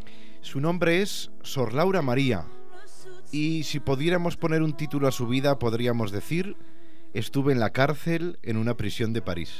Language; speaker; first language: Spanish; native; Spanish